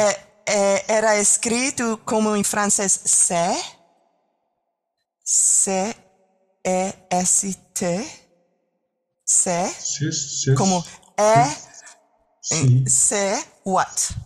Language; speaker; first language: Portuguese; non-native, learner; French